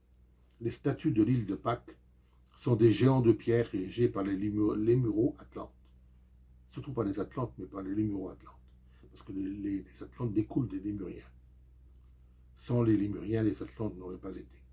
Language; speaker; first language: French; native; French